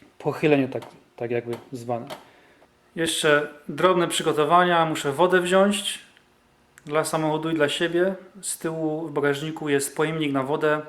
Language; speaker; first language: Polish; early bilingual, heritage; Polish